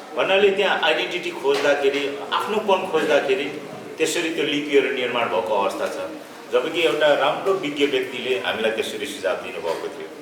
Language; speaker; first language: Nepali; non-native, local second language; Limbu